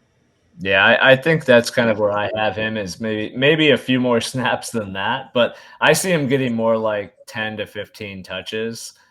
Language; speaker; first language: English; native; English